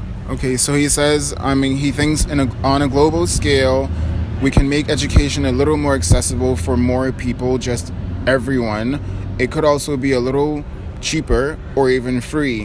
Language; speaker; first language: English; native; English